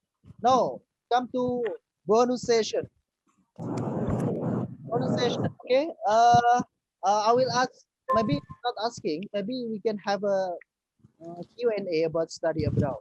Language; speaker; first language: English; non-native, fluent; Indonesian